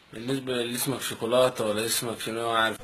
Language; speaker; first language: Arabic; native; Arabic